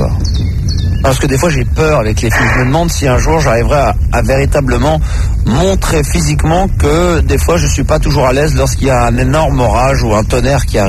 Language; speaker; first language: French; native; French